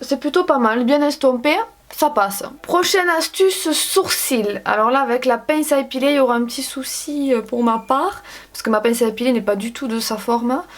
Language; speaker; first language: French; native; French